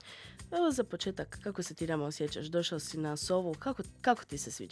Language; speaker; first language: Serbian; native; Serbian